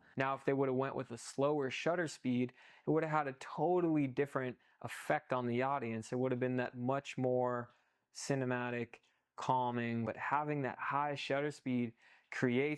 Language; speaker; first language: English; native; English